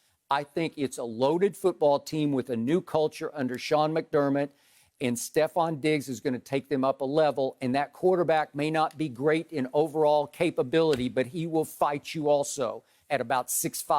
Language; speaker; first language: English; native; English